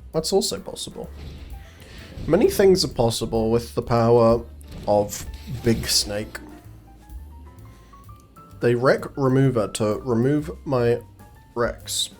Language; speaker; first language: English; native; English